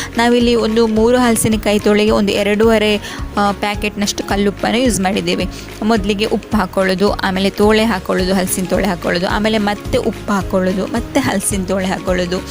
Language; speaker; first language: Kannada; non-native, local second language; Tulu